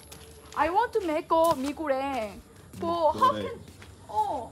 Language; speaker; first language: English; non-native, learner; Korean